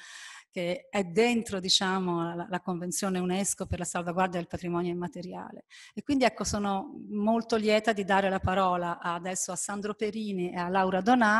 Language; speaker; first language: Italian; native; Italian